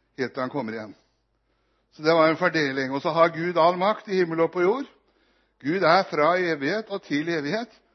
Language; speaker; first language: Norwegian; native; Norwegian